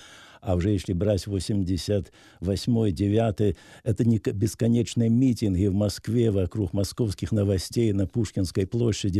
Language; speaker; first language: Russian; native; Russian